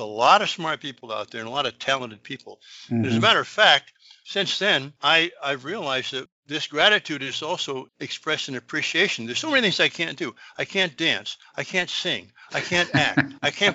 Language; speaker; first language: English; native; English